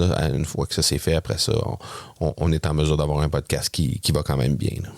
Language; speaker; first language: French; native; French